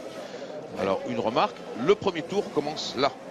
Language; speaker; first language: French; native; French